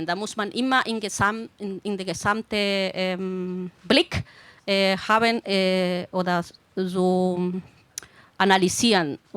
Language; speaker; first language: German; non-native, fluent; Spanish